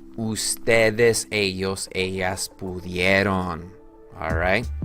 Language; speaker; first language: Spanish; non-native, fluent; English